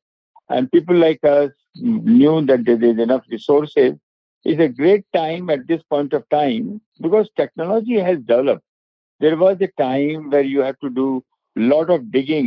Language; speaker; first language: English; non-native, local second language; Hindi